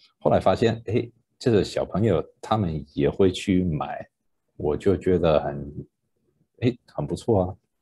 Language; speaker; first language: Chinese; non-native, fluent; English